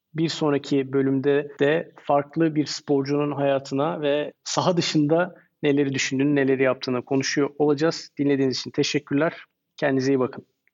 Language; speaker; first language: Turkish; native; Turkish